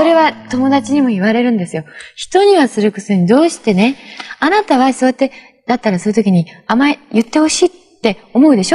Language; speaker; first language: Japanese; native; Japanese